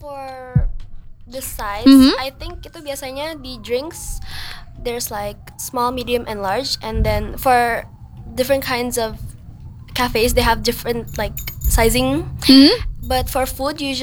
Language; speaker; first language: English; non-native, fluent; Indonesian